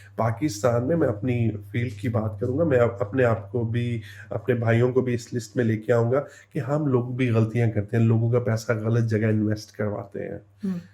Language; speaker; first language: Urdu; native; Urdu